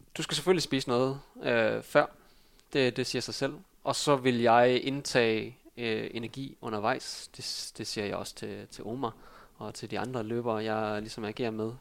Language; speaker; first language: Danish; early bilingual, other home language; Vietnamese